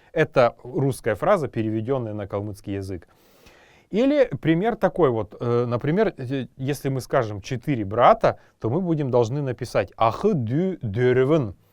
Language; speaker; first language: Russian; native; Russian